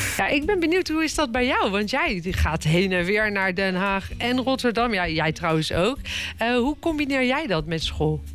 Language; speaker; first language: Dutch; native; Dutch